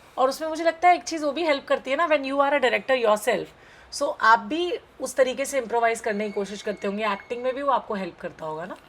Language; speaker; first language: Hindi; native; Hindi